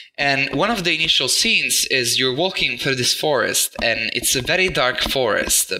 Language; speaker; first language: English; non-native, fluent; Italian